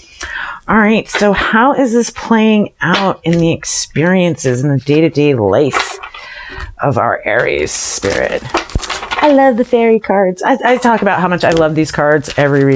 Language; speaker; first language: English; native; English